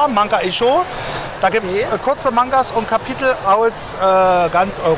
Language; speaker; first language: German; native; German